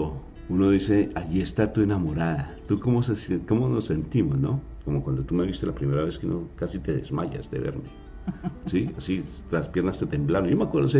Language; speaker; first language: Spanish; native; Spanish